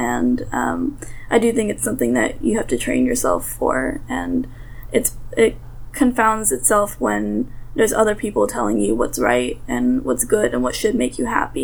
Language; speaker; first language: English; early bilingual, other home language; Russian